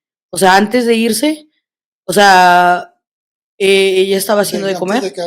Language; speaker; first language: Spanish; native; Spanish